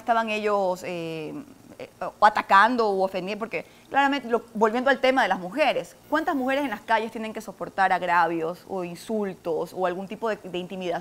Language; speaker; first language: Spanish; native; Spanish